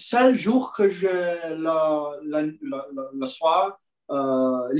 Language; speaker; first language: French; non-native, learner; Portuguese